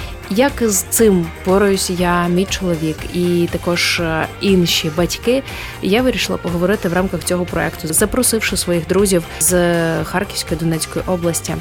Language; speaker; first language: Ukrainian; non-native, local second language; Russian